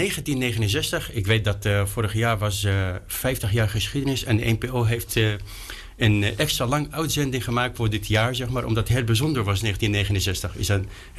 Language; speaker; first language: Dutch; non-native, fluent; Arabic